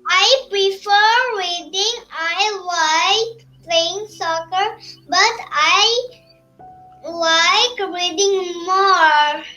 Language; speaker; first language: English; non-native, learner; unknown